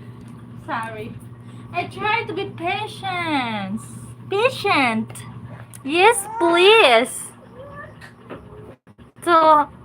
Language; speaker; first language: English; non-native, local second language; Cebuano